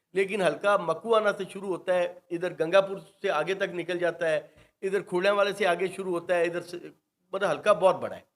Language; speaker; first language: Urdu; non-native, local second language; Punjabi